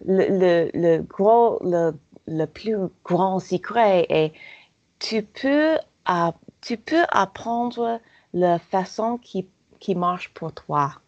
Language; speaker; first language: French; non-native, learner; English